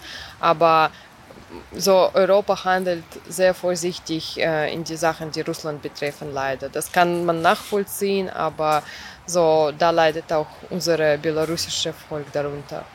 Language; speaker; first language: German; non-native, fluent; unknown